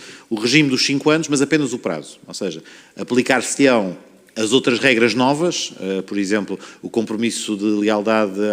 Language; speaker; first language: Portuguese; native; Portuguese